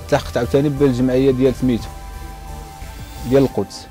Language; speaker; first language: Arabic; native; Arabic